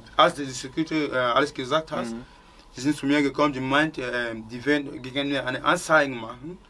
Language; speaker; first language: German; non-native, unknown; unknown